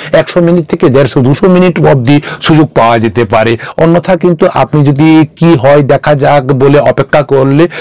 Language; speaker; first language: Bangla; non-native, local second language; Kok Borok